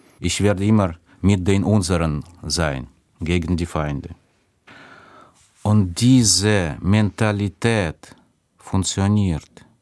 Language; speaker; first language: German; non-native, fluent; Russian